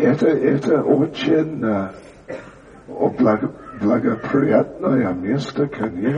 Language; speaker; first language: Russian; non-native, learner; English